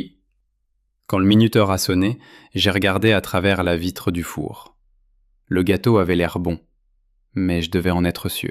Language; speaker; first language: French; native; French